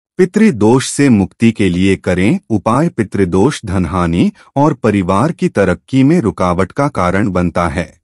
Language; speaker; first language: Hindi; native; Hindi